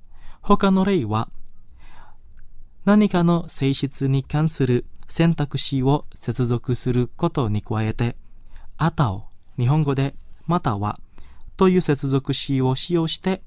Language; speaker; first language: Japanese; non-native, fluent; Indonesian